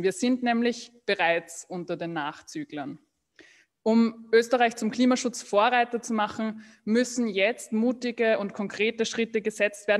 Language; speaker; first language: German; native; German